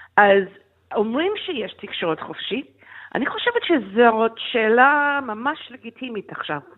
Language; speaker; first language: Hebrew; non-native, fluent; English